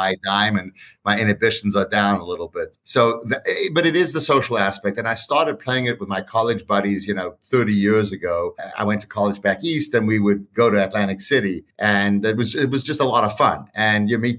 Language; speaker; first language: English; native; English